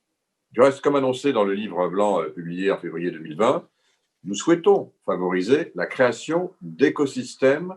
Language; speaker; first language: French; native; French